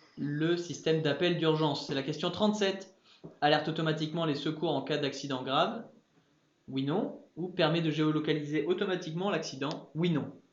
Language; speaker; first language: French; early bilingual, other home language; English